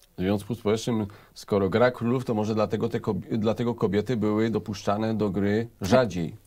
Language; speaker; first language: Polish; native; Polish